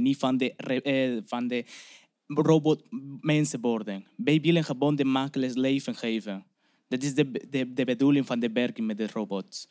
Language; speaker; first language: Dutch; non-native, learner; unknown